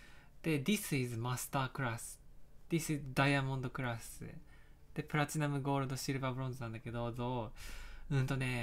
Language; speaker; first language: English; non-native, learner; Japanese